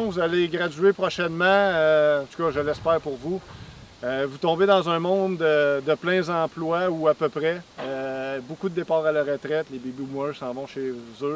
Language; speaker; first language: French; native; French